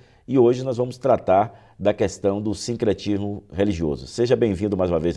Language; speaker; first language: Portuguese; native; Portuguese